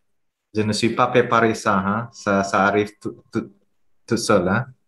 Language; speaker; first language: French; non-native, fluent; Vietnamese